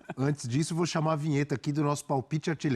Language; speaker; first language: Portuguese; native; Portuguese